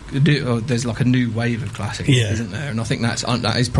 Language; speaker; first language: English; native; English